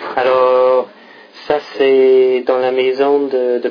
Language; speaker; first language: French; non-native, fluent; English